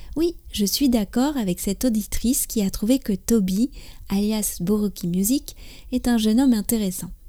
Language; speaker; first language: French; native; French